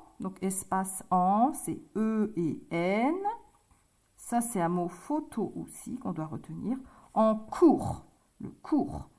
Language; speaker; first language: French; native; French